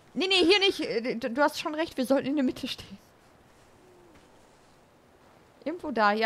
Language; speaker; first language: German; native; German